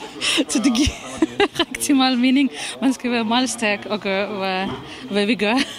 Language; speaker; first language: Danish; non-native, fluent; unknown